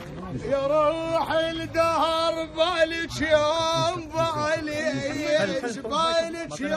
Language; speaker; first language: Arabic; native; Arabic